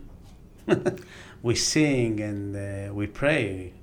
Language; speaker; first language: English; non-native, fluent; Aramaic